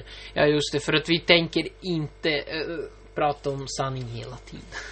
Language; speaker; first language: Swedish; non-native, local second language; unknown